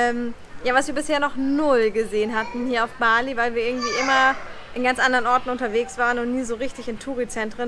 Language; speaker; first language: German; native; German